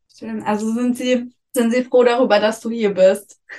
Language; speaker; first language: German; native; German